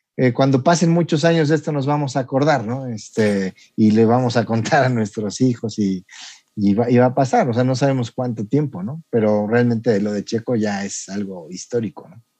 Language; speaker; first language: Spanish; native; Spanish